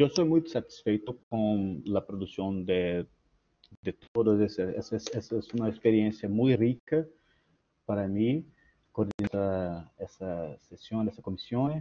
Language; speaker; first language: Spanish; non-native, learner; Portuguese